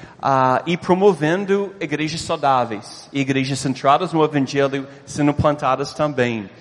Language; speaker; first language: Portuguese; non-native, fluent; English